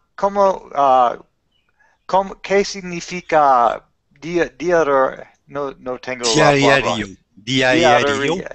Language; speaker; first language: Spanish; non-native, learner; English